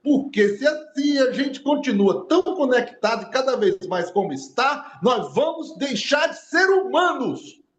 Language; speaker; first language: Portuguese; native; Portuguese